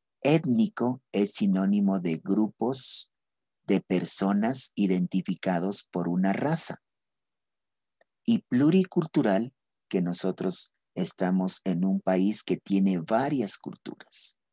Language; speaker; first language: Spanish; native; Spanish